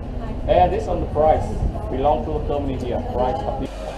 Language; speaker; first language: English; non-native, learner; Vietnamese